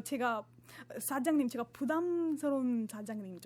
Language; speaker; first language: Korean; non-native, fluent; Marathi